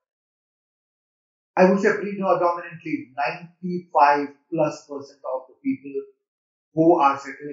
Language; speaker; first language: English; non-native, local second language; Persian